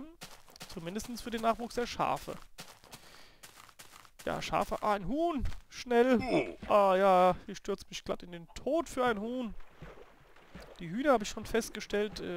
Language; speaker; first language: German; native; German